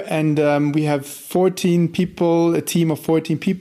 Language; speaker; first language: English; non-native, fluent; German